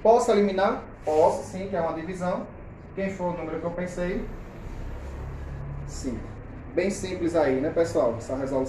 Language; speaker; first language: Portuguese; native; Portuguese